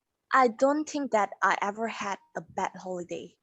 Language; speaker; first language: English; non-native, learner; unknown